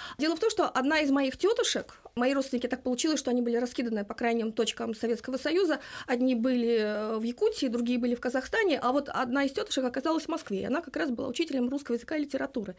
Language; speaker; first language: Russian; non-native, local second language; Lithuanian